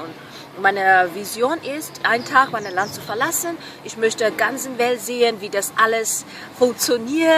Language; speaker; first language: German; non-native, fluent; Burmese